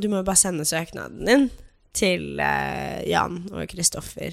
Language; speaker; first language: Norwegian; early bilingual, other home language; English